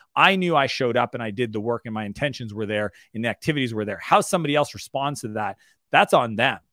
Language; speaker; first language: English; native; English